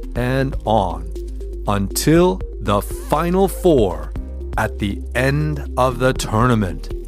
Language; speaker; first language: English; native; English